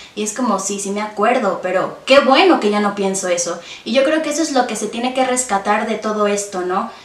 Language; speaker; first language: Spanish; native; Spanish